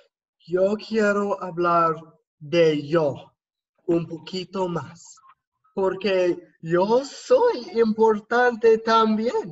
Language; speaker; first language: Spanish; non-native, learner; English